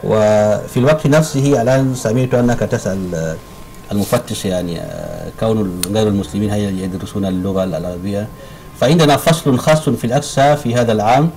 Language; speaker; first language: Arabic; non-native, fluent; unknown